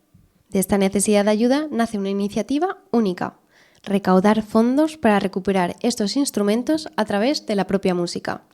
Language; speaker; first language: Spanish; native; Spanish